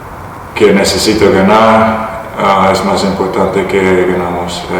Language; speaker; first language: Spanish; non-native, learner; Dutch